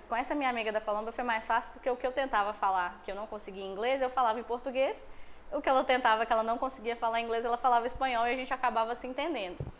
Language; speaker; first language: Portuguese; native; Portuguese